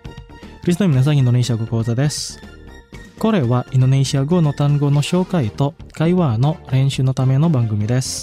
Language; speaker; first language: Japanese; non-native, fluent; Indonesian